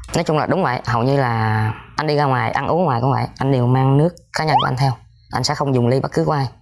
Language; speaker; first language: Vietnamese; native; Vietnamese